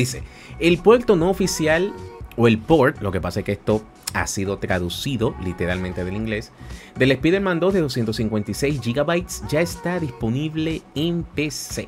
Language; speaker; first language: Spanish; native; Spanish